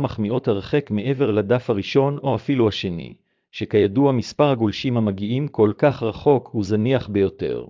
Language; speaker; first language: Hebrew; native; Hebrew